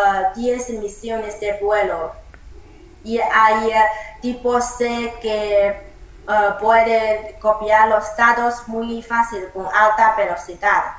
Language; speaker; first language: Spanish; non-native, learner; Chinese